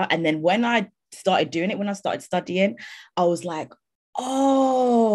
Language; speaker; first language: English; native; English